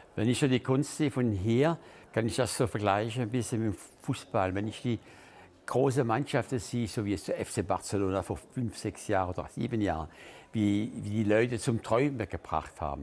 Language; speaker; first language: German; non-native, fluent; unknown